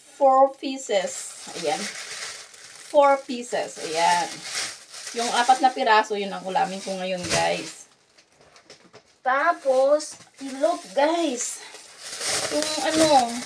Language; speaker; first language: Filipino; non-native, local second language; Iloko